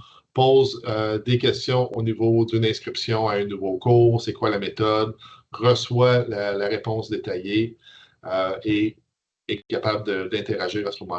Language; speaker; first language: French; native; French